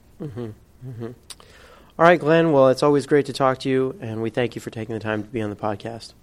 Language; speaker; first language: English; native; English